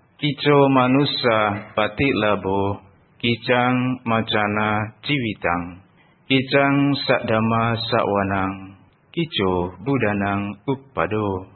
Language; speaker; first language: Indonesian; non-native, local second language; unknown